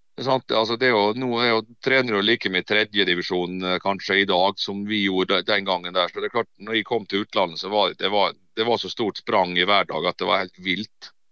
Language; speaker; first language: Norwegian; native; Norwegian